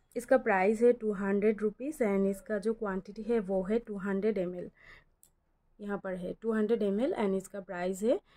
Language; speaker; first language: Hindi; non-native, local second language; Bangla